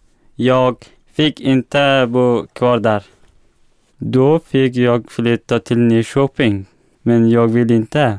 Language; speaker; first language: Swedish; non-native, learner; Persian